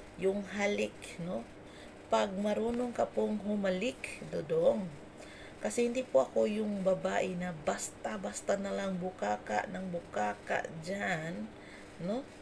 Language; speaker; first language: Filipino; non-native, local second language; Cebuano